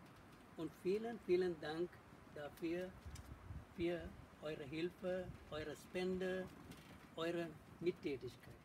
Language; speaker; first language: German; non-native, learner; Sinhala